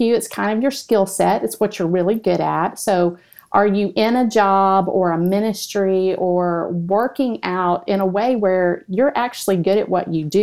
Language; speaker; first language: English; native; English